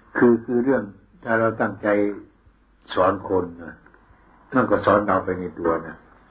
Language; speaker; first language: Thai; non-native, local second language; Northeastern Thai